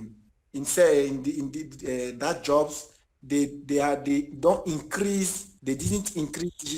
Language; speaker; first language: English; non-native, learner; French